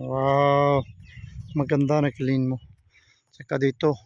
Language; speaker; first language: Filipino; non-native, learner; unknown